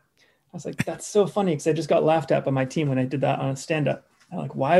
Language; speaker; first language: English; native; English